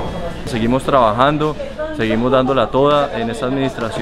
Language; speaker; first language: Spanish; native; Spanish